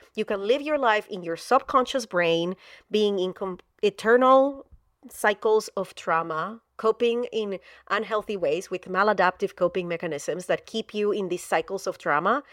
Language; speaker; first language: English; non-native, fluent; Spanish